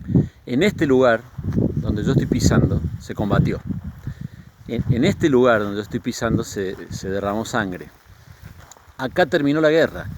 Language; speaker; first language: Spanish; native; Spanish